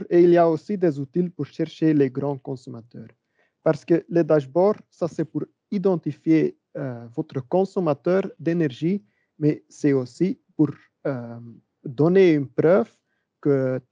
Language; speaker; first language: French; non-native, learner; Dutch